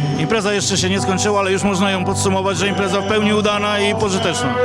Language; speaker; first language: Polish; native; Polish